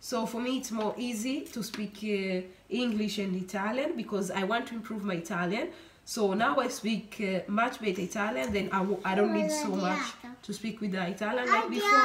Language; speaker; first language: English; non-native, fluent; Swahili